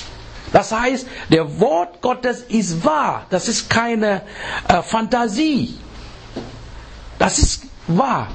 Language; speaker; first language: German; non-native, learner; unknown